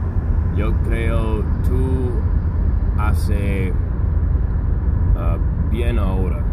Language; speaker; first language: Spanish; non-native, learner; English